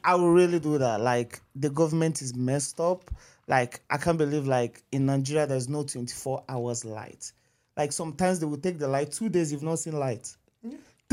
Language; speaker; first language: English; non-native, local second language; Igbo